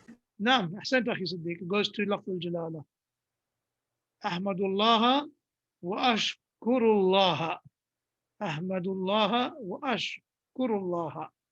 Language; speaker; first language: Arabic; non-native, fluent; English